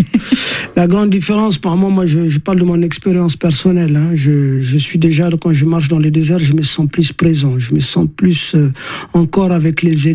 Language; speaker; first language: French; non-native, local second language; Tamasheq